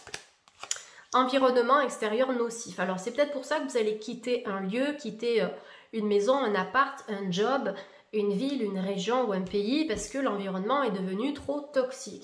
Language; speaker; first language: French; native; French